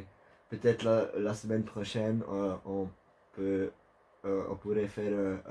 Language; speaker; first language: French; non-native, learner; Dutch